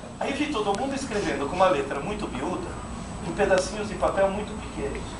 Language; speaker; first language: Portuguese; non-native, fluent; Italian